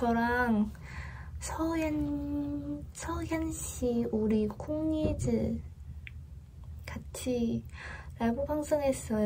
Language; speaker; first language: Korean; non-native, learner; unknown